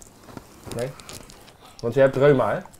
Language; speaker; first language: Dutch; native; Dutch